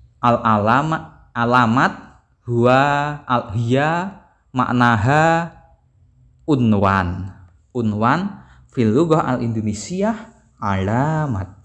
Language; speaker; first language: Arabic; non-native, learner; Javanese